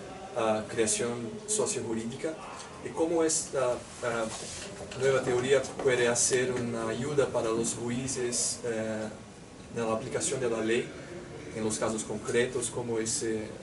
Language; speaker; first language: Spanish; non-native, learner; Portuguese